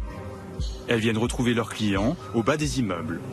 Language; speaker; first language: French; native; French